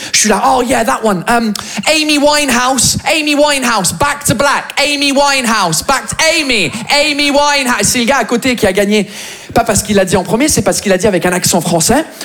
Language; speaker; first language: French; non-native, fluent; English